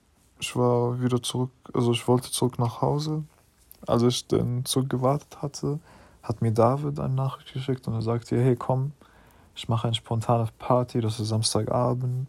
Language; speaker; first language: German; non-native, learner; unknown